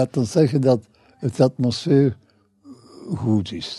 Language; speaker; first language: Dutch; non-native, fluent; English